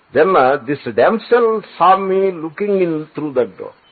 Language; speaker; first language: English; non-native, local second language; Telugu